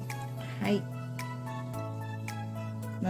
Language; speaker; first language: Japanese; non-native, fluent; Filipino